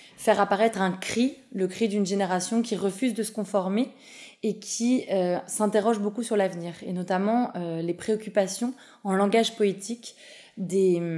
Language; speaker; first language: French; native; French